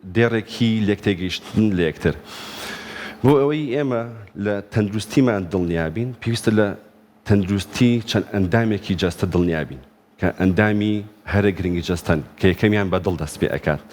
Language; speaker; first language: Central Kurdish; native; Central Kurdish